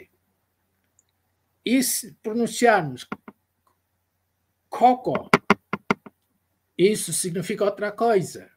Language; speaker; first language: Portuguese; non-native, local second language; Kongo